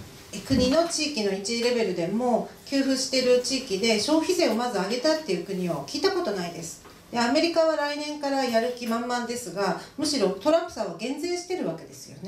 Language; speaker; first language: Japanese; native; Japanese